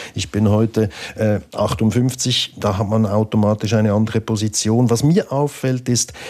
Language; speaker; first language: German; native; German